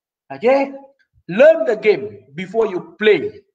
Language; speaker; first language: English; non-native, local second language; Malay